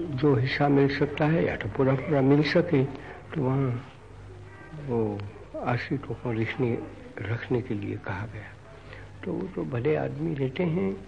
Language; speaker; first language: Hindi; non-native, local second language; Gujarati